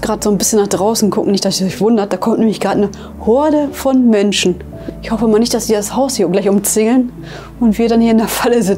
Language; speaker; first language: German; native; German